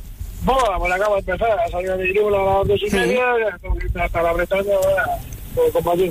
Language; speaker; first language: Spanish; native; Spanish